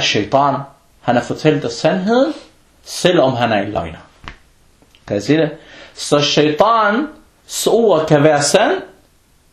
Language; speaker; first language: Danish; non-native, fluent; Arabic